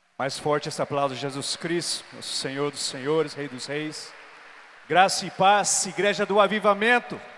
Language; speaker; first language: Portuguese; non-native, fluent; English